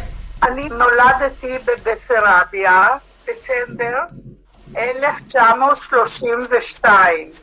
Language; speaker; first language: Hebrew; non-native, fluent; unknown